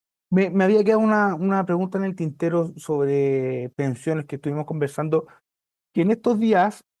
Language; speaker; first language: Spanish; native; Spanish